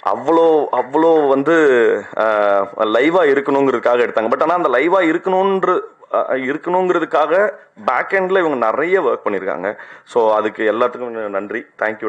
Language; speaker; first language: Tamil; native; Tamil